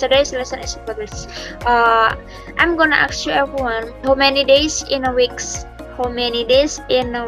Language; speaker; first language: English; non-native, learner; Indonesian